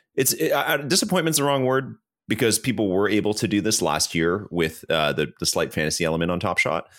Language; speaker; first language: English; native; English